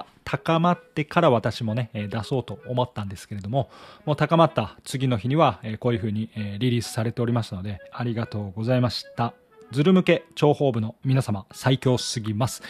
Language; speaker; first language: Japanese; native; Japanese